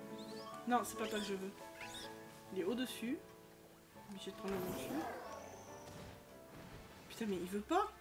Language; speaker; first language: French; native; French